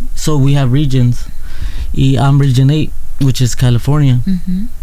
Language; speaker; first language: English; early bilingual, other home language; Spanish